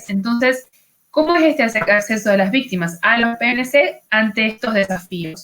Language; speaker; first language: Spanish; native; Spanish